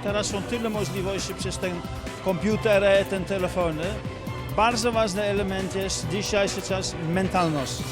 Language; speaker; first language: Polish; non-native, learner; Dutch